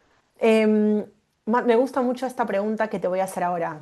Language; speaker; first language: Spanish; native; Spanish